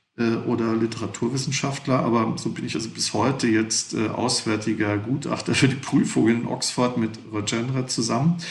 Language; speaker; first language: German; native; German